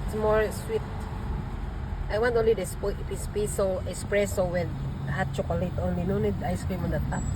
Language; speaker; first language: English; non-native, local second language; Cebuano